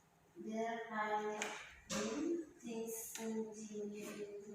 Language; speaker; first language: English; non-native, learner; Indonesian